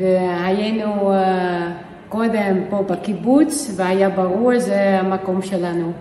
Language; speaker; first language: Hebrew; non-native, fluent; Dutch